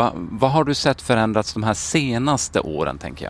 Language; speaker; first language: Swedish; native; Swedish